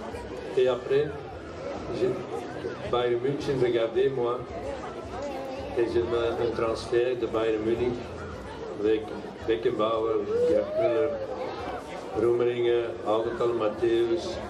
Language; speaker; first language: French; non-native, local second language; Dutch